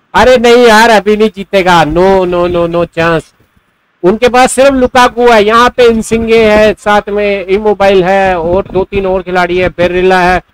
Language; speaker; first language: Hindi; native; Hindi